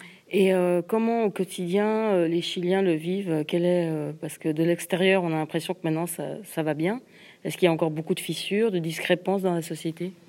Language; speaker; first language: French; native; French